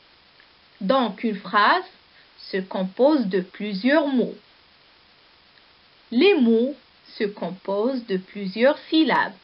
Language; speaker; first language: French; non-native, local second language; Arabic